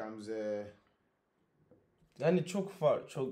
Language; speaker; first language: Turkish; non-native, learner; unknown